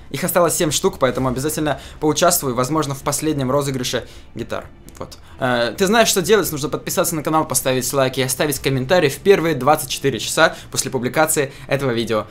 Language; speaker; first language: Russian; native; Russian